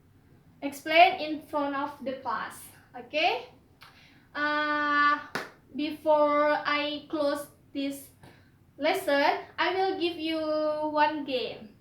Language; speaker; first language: English; non-native, learner; Indonesian